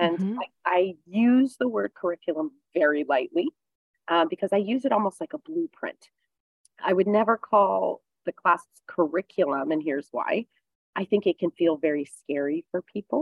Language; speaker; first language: English; native; English